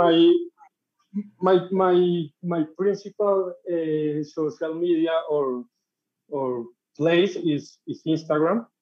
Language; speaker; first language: English; non-native, learner; Spanish